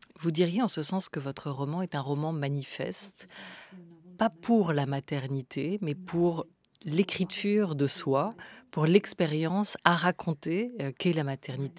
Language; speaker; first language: French; native; French